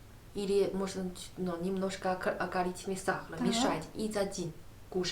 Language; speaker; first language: Russian; non-native, learner; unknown